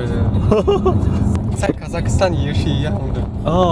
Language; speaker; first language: Chinese; non-native, fluent; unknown